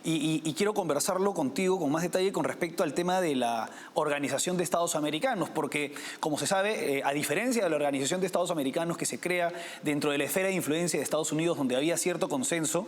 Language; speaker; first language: Spanish; native; Spanish